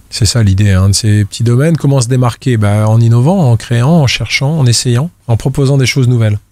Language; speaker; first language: French; native; French